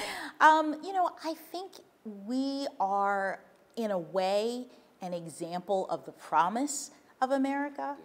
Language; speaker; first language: English; native; English